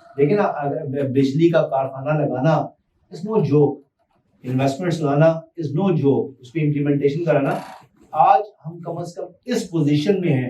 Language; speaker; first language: Urdu; non-native, local second language; Punjabi